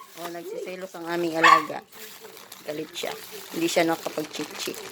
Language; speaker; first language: Filipino; non-native, local second language; Cebuano